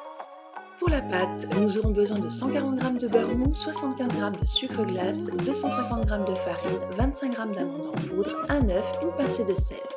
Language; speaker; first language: French; native; French